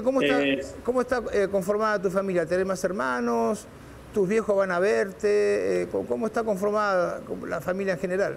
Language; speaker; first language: Spanish; native; Spanish